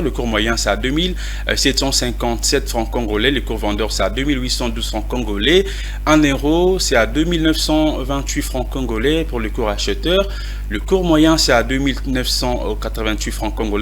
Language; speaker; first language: French; non-native, local second language; Lingala